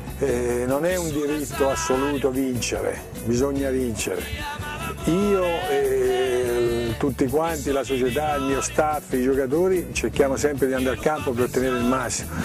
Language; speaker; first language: Italian; native; Italian